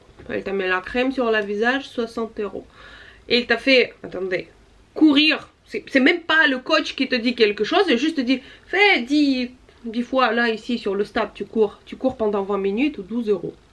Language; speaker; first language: French; non-native, fluent; Russian